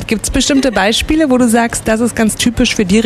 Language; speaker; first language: German; native; German